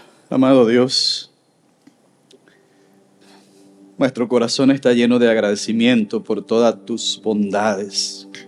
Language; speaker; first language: Spanish; native; Spanish